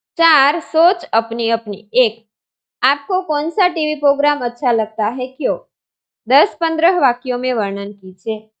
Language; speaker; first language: Hindi; non-native, local second language; Gujarati